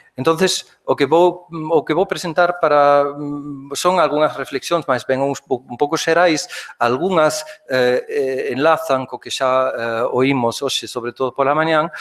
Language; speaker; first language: Galician; non-native, fluent; German